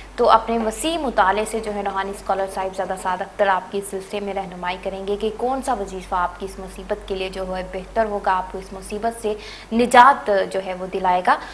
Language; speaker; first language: Urdu; native; Urdu